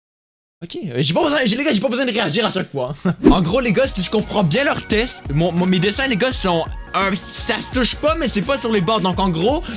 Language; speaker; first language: French; native; French